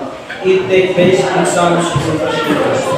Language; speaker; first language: English; non-native, learner; Indonesian